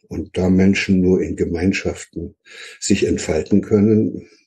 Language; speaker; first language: German; native; German